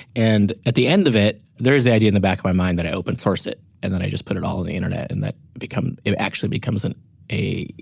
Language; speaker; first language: English; native; English